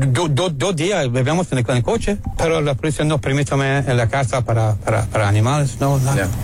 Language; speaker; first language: Spanish; non-native, learner; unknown